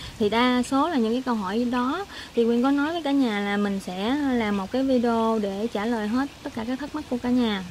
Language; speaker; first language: Vietnamese; native; Vietnamese